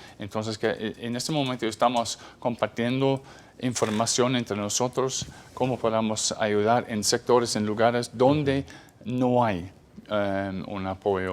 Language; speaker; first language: Spanish; non-native, fluent; English